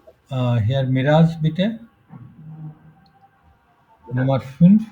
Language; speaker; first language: German; non-native, fluent; Bangla